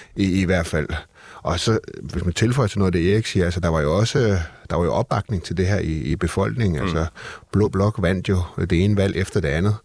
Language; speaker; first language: Danish; native; Danish